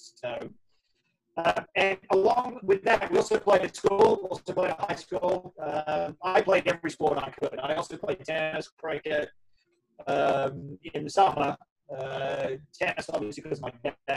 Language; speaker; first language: English; native; English